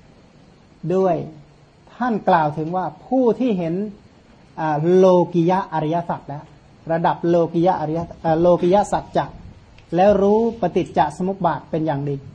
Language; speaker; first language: Thai; non-native, local second language; Khmer